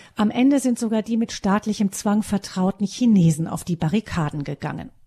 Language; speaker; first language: German; native; German